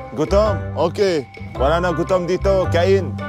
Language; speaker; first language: Filipino; non-native, learner; Arabic